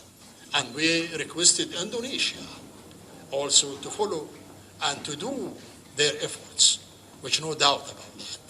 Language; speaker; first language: English; non-native, fluent; Arabic